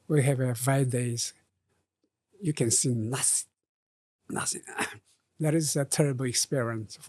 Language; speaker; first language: English; non-native, learner; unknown